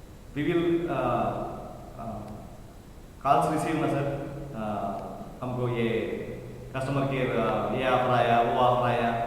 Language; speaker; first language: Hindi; non-native, local second language; Telugu